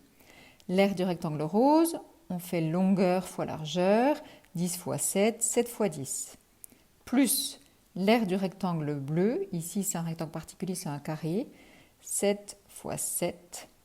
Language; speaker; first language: French; native; French